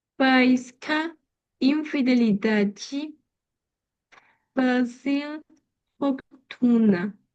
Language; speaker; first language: Portuguese; non-native, learner; Spanish